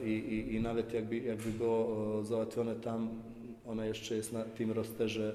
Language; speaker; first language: Polish; non-native, fluent; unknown